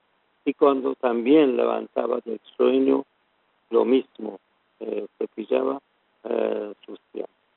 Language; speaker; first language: Spanish; non-native, learner; Persian